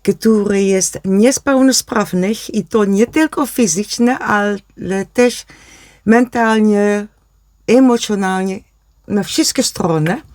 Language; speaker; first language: Polish; non-native, learner; Dutch